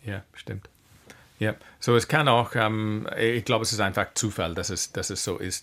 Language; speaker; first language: German; non-native, fluent; English